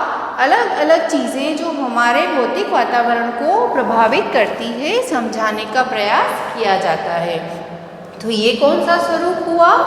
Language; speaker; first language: Hindi; native; Hindi